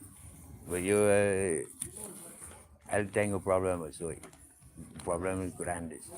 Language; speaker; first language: Spanish; non-native, learner; English